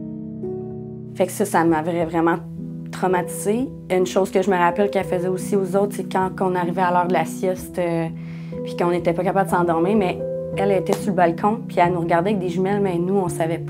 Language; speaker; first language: French; native; French